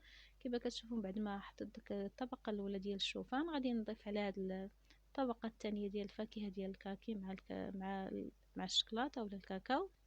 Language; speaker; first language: Arabic; native; Arabic